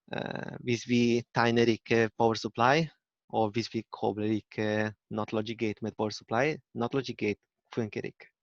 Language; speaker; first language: Norwegian; non-native, learner; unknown